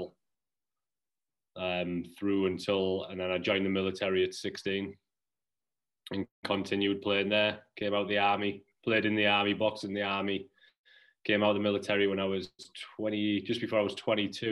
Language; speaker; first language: English; native; English